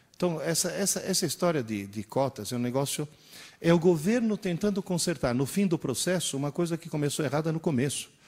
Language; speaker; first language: Portuguese; early bilingual, other home language; Italian